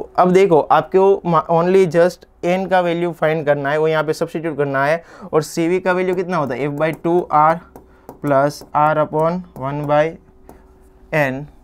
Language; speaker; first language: Hindi; non-native, local second language; Gujarati